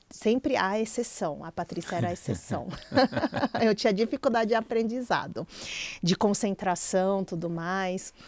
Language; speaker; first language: Portuguese; early bilingual, other home language; Chinese